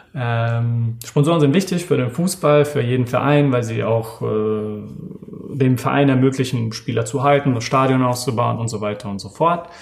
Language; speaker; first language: German; early bilingual, other home language; Serbian